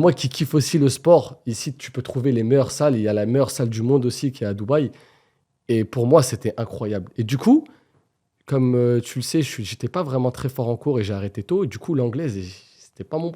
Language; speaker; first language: French; native; French